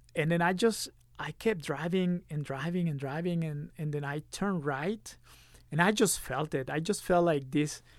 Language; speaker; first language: English; early bilingual, other home language; Spanish